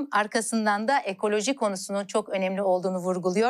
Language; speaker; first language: Turkish; native; Turkish